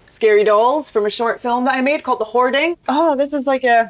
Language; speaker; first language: English; native; English